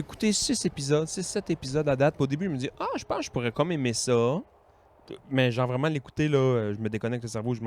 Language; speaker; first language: French; native; French